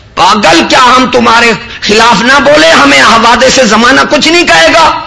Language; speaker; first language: Urdu; non-native, local second language; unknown